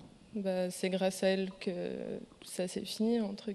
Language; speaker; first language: French; native; French